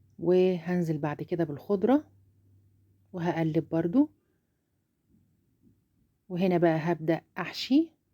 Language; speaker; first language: Arabic; native; Arabic